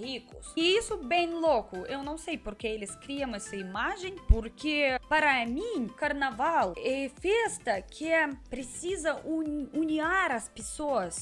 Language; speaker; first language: Portuguese; non-native, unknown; Russian